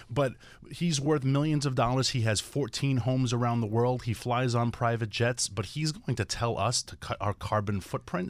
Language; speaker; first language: English; native; English